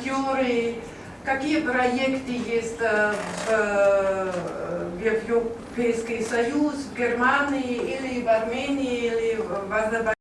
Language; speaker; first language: Russian; non-native, learner; German